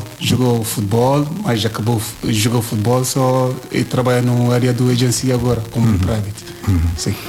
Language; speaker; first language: Portuguese; non-native, learner; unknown